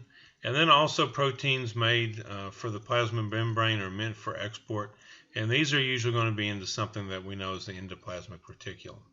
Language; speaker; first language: English; native; English